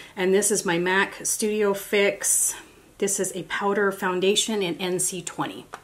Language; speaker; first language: English; native; English